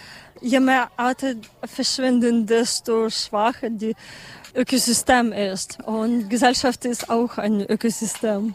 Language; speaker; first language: German; non-native, learner; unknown